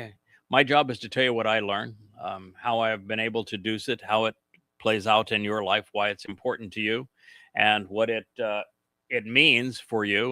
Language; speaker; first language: English; native; English